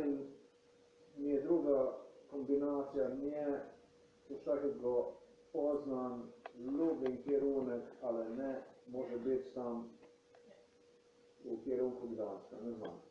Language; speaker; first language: Polish; non-native, learner; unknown